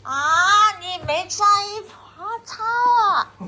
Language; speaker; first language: Chinese; non-native, learner; Korean